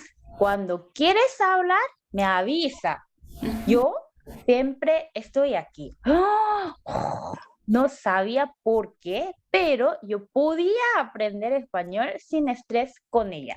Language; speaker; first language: Spanish; non-native, learner; Korean